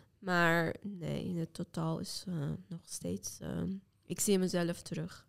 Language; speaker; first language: Dutch; non-native, fluent; Azerbaijani